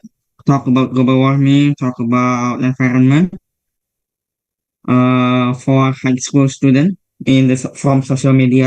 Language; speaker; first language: English; non-native, learner; Indonesian